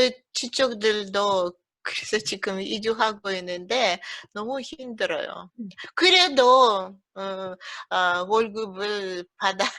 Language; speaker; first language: Korean; early bilingual, heritage; Russian